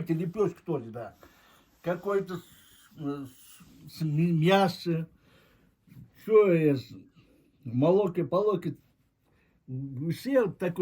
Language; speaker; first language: Russian; non-native, local second language; Uzbek